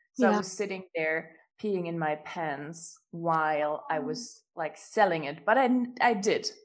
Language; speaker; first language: English; non-native, fluent; German